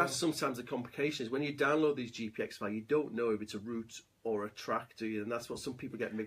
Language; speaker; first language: English; native; English